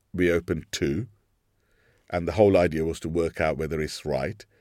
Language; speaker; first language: English; non-native, local second language; Sinhala